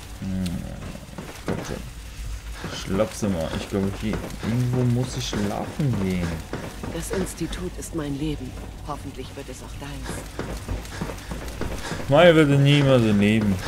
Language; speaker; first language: German; non-native, fluent; Polish